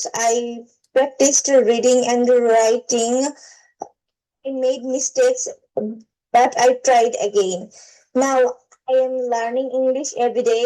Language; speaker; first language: English; non-native, learner; Bangla